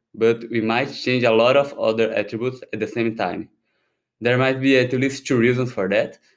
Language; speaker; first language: English; non-native, fluent; Portuguese